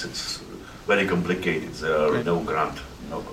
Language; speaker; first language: English; non-native, learner; Russian